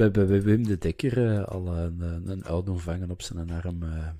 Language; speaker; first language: Dutch; native; Dutch